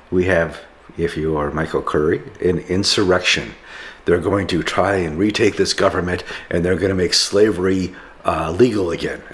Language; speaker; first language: English; native; English